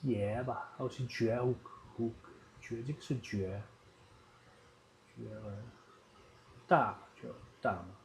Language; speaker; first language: Chinese; non-native, learner; Dutch